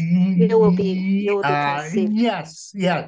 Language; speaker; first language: English; non-native, learner; Korean